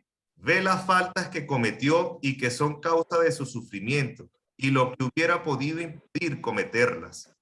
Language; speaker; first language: Spanish; native; Spanish